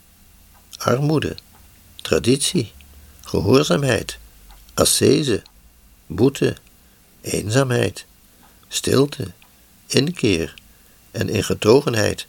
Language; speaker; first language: Dutch; native; Dutch